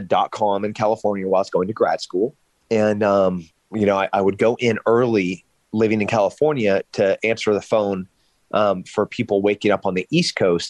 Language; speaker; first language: English; native; English